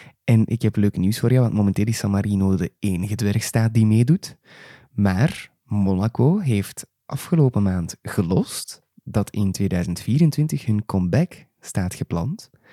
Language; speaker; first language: Dutch; native; Dutch